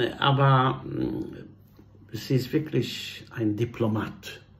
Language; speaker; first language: German; non-native, fluent; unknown